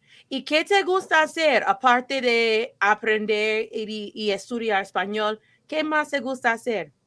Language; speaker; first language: Spanish; non-native, fluent; English